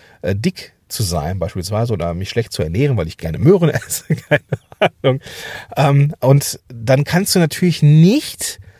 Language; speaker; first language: German; native; German